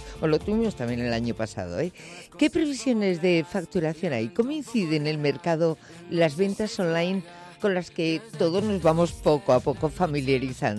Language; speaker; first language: Spanish; native; Spanish